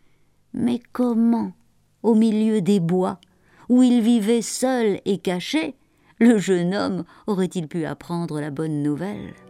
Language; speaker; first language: French; native; French